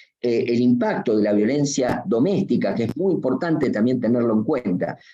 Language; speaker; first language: Spanish; native; Spanish